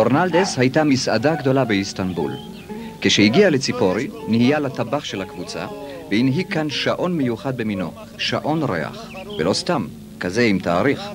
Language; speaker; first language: Hebrew; native; Hebrew